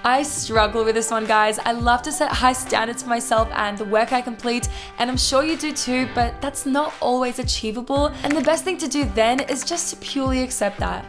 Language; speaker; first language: English; native; English